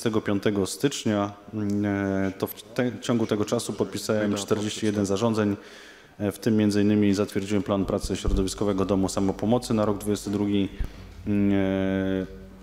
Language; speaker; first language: Polish; native; Polish